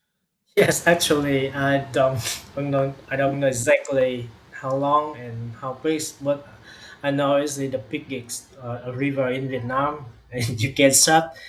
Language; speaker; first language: English; non-native, learner; Vietnamese